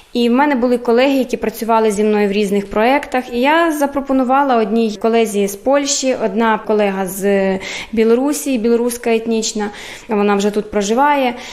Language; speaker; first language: Ukrainian; early bilingual, heritage; Ukrainian